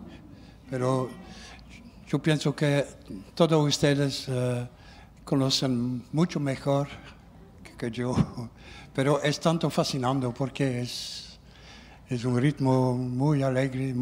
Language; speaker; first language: Spanish; non-native, learner; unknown